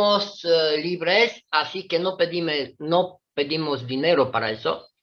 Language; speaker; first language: Spanish; non-native, fluent; Italian